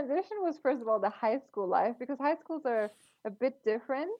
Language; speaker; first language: English; non-native, fluent; German